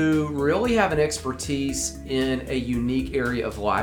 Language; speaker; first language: English; native; English